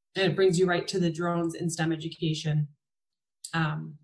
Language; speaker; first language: English; native; English